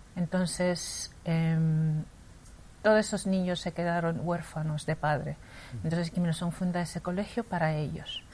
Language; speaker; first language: Spanish; non-native, fluent; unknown